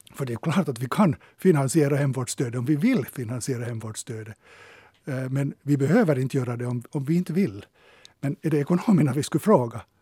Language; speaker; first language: Swedish; native; Swedish